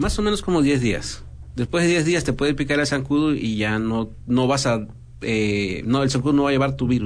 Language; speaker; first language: Spanish; native; Spanish